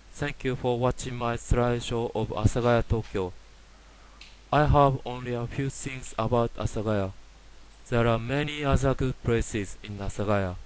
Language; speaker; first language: English; non-native, learner; Japanese